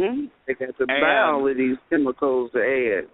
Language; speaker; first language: English; native; English